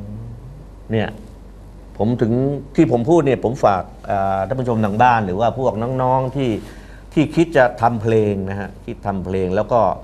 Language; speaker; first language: Thai; native; Thai